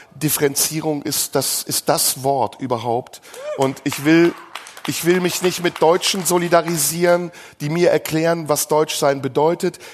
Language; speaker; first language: German; early bilingual, other home language; Turkish